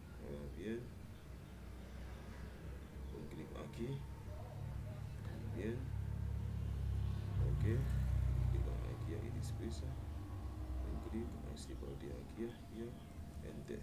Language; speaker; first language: Spanish; non-native, learner; Haitian Creole